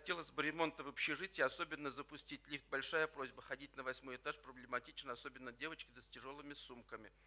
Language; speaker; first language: Russian; native; Russian